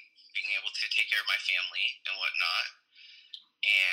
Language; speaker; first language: English; native; English